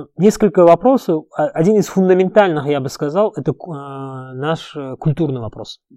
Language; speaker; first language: Russian; non-native, local second language; Uzbek